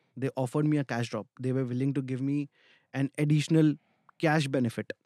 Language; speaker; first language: English; non-native, local second language; Hindi